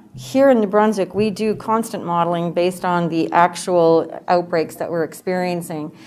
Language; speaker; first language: English; native; English